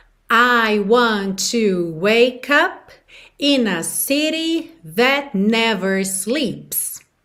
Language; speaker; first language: English; non-native, fluent; Portuguese